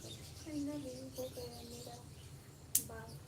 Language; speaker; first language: Hindi; non-native, local second language; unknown